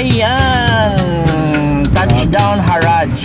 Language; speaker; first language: Filipino; native; Filipino